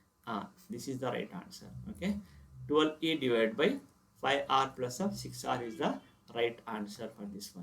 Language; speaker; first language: English; non-native, local second language; Kannada